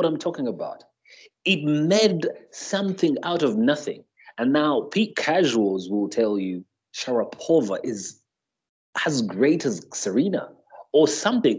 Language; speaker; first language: English; non-native, local second language; Ganda